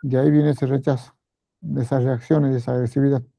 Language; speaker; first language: Spanish; native; Spanish